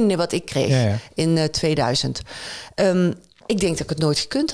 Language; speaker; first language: Dutch; native; Dutch